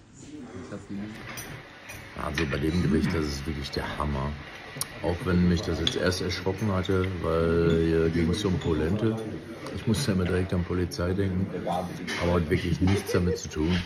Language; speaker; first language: German; native; German